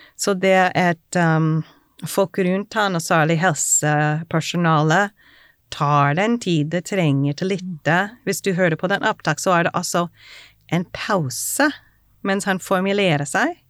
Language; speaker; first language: Norwegian; non-native, fluent; English